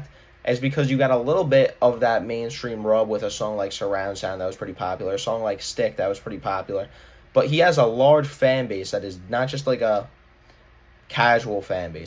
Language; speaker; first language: English; native; English